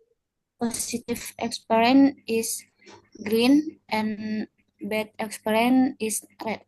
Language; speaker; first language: English; non-native, learner; Indonesian